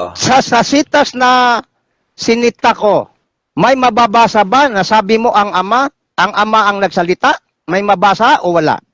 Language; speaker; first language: Filipino; non-native, local second language; Cebuano